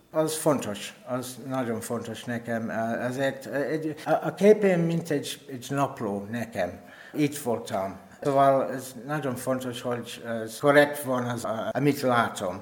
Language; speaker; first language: Hungarian; non-native, learner; English